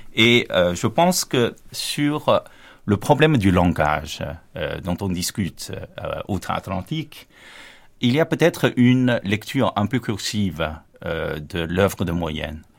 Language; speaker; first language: French; non-native, fluent; Chinese